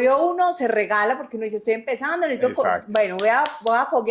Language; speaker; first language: Spanish; native; Spanish